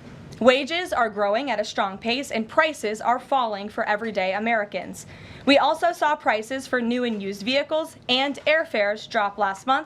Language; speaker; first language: English; native; English